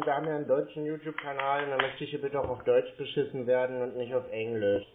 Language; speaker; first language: German; native; German